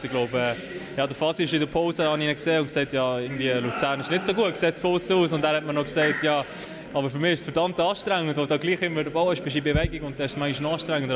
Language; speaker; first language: German; native; German